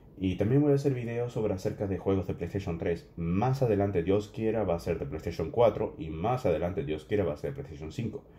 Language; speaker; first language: Spanish; native; Spanish